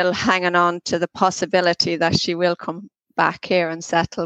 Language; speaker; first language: English; native; English